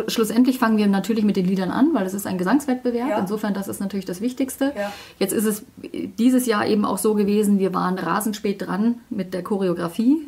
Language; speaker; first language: German; native; German